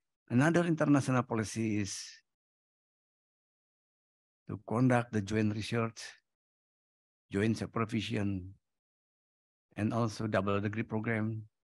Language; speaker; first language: English; non-native, fluent; Indonesian